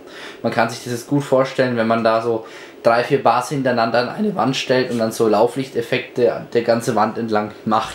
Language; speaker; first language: German; native; German